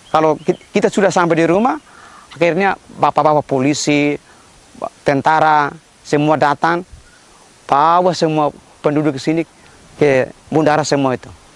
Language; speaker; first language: Indonesian; non-native, local second language; Tetum